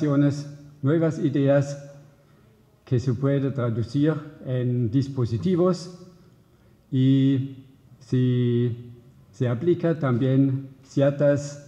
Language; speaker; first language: Spanish; non-native, fluent; German